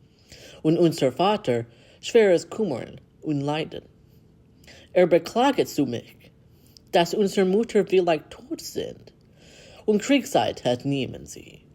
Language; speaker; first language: German; non-native, learner; English